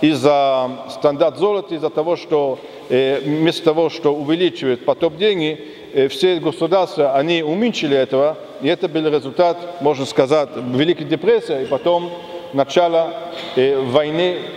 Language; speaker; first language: Russian; non-native, fluent; German